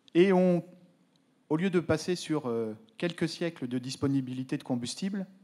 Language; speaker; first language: French; native; French